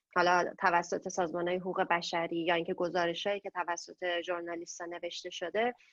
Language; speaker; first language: Persian; native; Persian